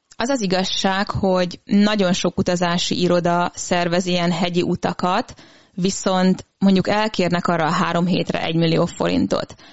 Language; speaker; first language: Hungarian; native; Hungarian